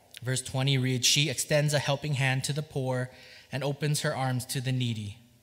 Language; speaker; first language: English; early bilingual, other home language; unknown